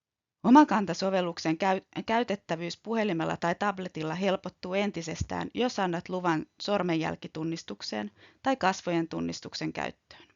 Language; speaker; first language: Finnish; native; Finnish